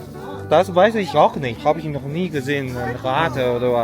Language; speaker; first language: German; non-native, learner; Chinese